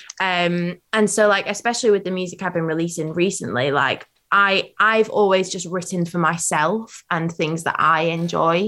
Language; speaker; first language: English; native; English